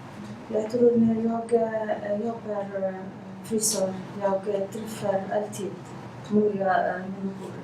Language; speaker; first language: Swedish; non-native, learner; Arabic